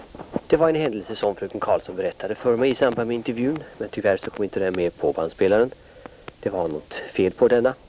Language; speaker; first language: Swedish; native; Swedish